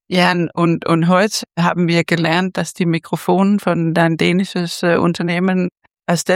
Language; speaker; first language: German; non-native, fluent; Danish